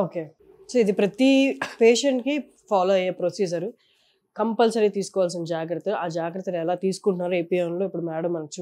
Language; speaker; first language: Telugu; native; Telugu